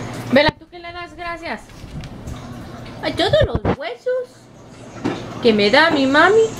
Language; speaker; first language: Spanish; early bilingual, heritage; Spanish